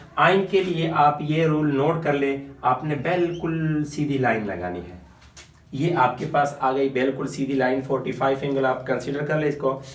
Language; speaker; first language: Urdu; non-native, local second language; Pashto